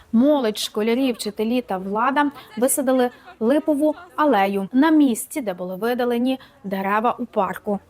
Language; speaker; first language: Ukrainian; native; Ukrainian